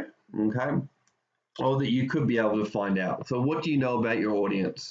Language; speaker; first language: English; native; English